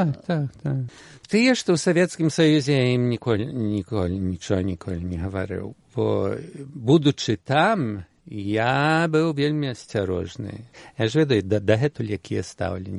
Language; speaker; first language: Belarusian; early bilingual, heritage; Belarusian